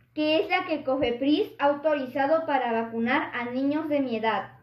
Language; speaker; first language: Spanish; native; Spanish